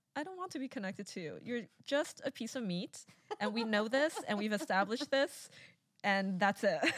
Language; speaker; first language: English; early bilingual, other home language; Chinese